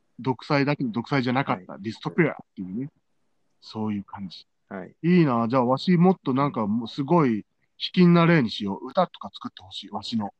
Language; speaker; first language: Japanese; native; Japanese